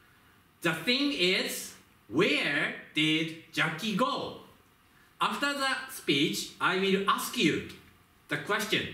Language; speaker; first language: English; non-native, fluent; Japanese